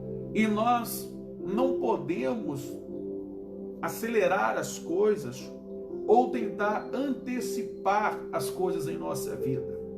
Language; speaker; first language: Portuguese; native; Portuguese